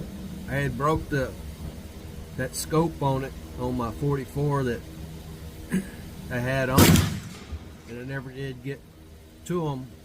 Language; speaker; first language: English; native; English